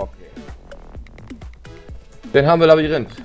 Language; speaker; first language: German; native; German